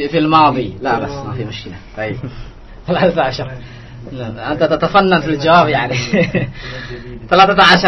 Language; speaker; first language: Arabic; non-native, fluent; Indonesian